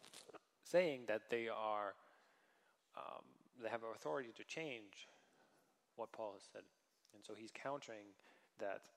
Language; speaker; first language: English; non-native, fluent; Danish